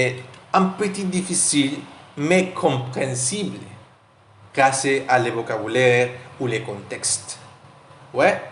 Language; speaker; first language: French; non-native, learner; Spanish